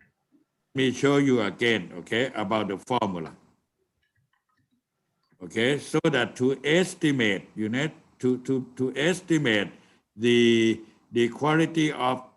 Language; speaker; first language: English; non-native, learner; Thai